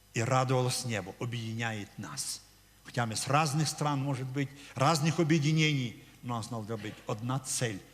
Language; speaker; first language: Russian; non-native, local second language; Ukrainian